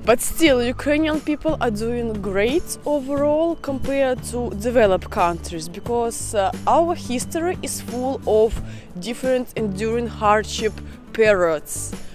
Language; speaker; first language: English; non-native, fluent; Russian